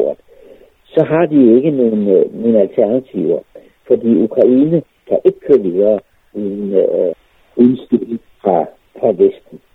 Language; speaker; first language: Danish; native; Danish